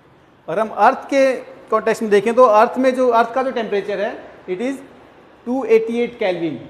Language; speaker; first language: Hindi; native; Hindi